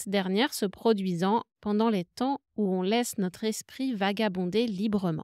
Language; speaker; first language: French; native; French